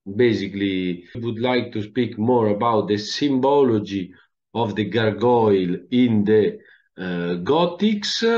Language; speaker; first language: English; non-native, fluent; Italian